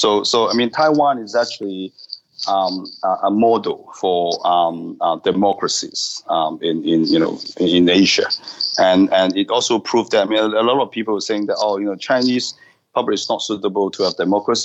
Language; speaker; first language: English; non-native, local second language; Cantonese